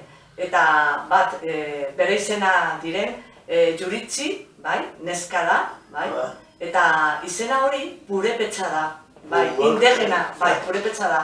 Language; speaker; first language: Basque; non-native, local second language; Spanish